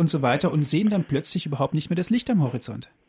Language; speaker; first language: German; native; German